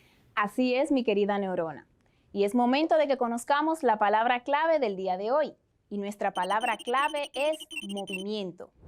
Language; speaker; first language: Spanish; native; Spanish